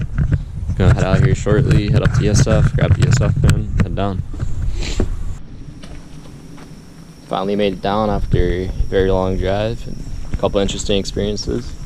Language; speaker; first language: English; native; English